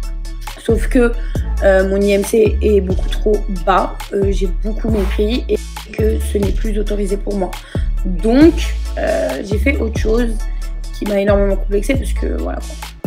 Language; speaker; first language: French; native; French